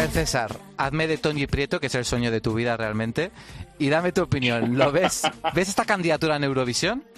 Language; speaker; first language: Spanish; native; Spanish